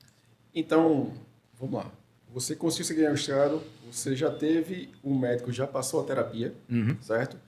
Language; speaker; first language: Portuguese; native; Portuguese